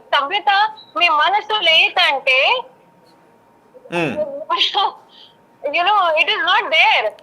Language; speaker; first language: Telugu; non-native, local second language; Hindi